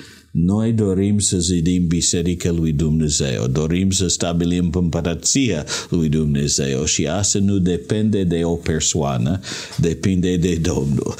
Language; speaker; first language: Romanian; non-native, learner; English